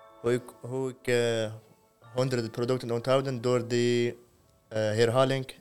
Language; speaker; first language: Dutch; non-native, learner; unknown